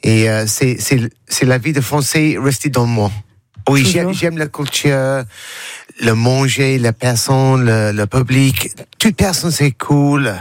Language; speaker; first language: French; non-native, learner; English